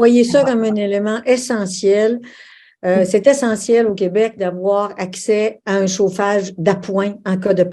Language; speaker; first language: French; native; French